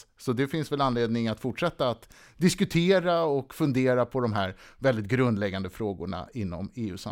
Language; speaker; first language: Swedish; native; Swedish